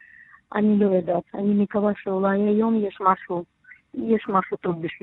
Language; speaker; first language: Hebrew; non-native, learner; Russian